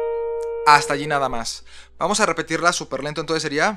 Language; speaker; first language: Spanish; native; Spanish